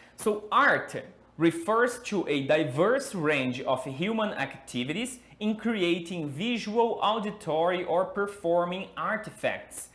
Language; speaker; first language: English; non-native, fluent; Portuguese